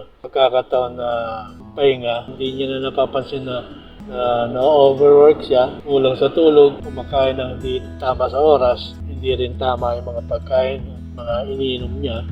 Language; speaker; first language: Filipino; non-native, local second language; Bikol